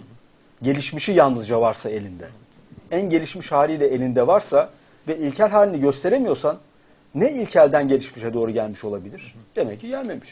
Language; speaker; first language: Turkish; native; Turkish